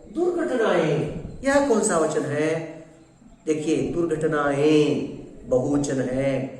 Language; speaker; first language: Hindi; non-native, local second language; Kannada